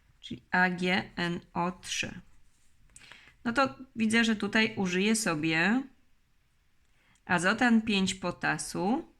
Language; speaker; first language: Polish; native; Polish